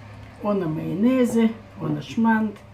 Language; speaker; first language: German; non-native, fluent; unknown